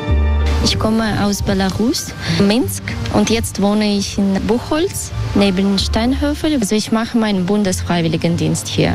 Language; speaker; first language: German; non-native, fluent; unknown